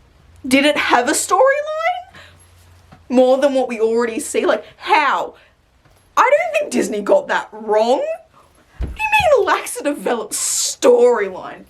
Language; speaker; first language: English; native; English